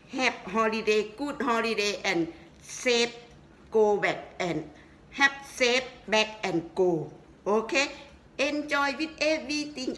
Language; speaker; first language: English; non-native, learner; Thai